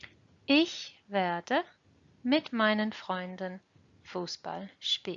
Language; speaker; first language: German; non-native, fluent; English